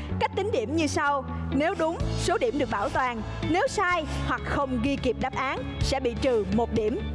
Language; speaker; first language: Vietnamese; native; Vietnamese